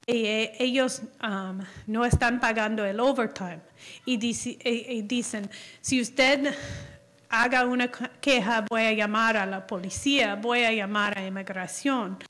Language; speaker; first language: Spanish; non-native, fluent; English